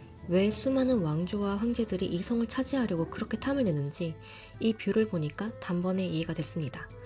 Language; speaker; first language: Korean; native; Korean